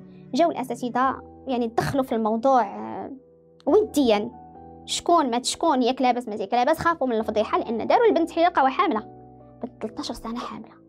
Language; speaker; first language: Arabic; native; Arabic